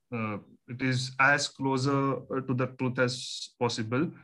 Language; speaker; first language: English; non-native, local second language; Marathi